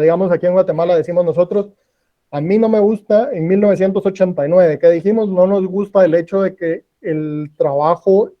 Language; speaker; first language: Spanish; native; Spanish